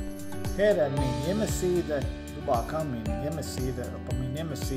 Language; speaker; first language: Danish; non-native, learner; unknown